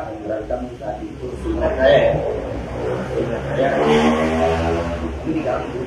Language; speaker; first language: Indonesian; native; Indonesian